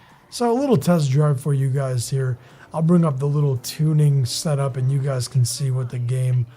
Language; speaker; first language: English; native; English